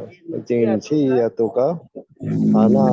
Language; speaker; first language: Arabic; non-native, learner; Indonesian